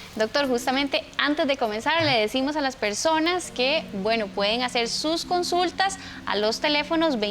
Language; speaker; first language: Spanish; native; Spanish